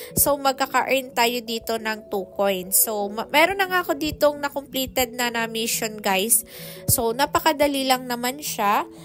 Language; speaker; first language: Filipino; non-native, local second language; Cebuano